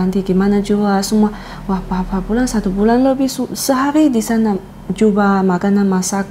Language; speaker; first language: Indonesian; non-native, learner; Chinese